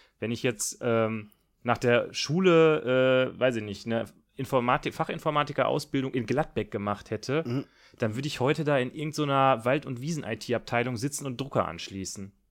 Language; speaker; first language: German; native; German